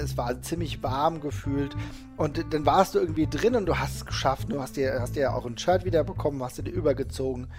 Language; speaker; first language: German; native; German